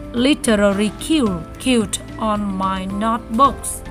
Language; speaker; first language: English; non-native, learner; Vietnamese